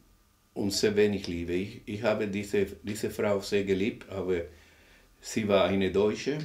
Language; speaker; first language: German; non-native, fluent; Spanish